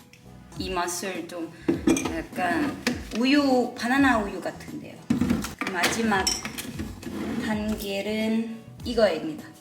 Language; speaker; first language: Korean; non-native, learner; Thai